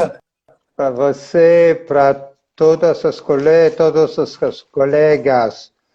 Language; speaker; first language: Portuguese; non-native, fluent; French